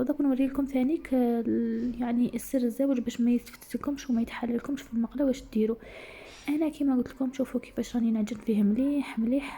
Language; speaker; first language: Arabic; native; Arabic